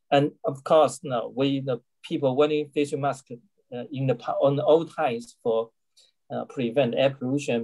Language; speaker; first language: English; non-native, learner; Chinese